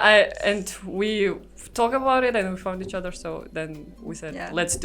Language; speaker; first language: English; non-native, fluent; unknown